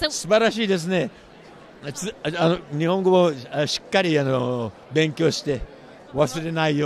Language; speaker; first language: Japanese; early bilingual, heritage; English